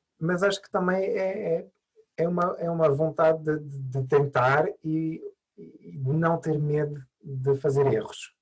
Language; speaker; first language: Portuguese; non-native, fluent; French